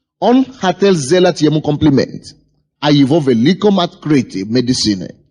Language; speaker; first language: Russian; non-native, fluent; Yoruba